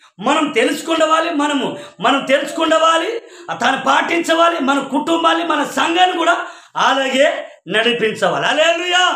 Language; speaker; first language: Telugu; non-native, local second language; Koya